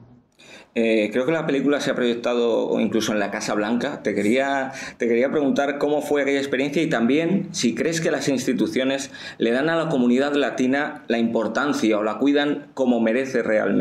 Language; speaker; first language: Spanish; native; Spanish